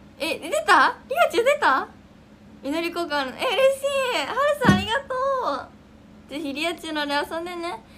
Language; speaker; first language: Japanese; native; Japanese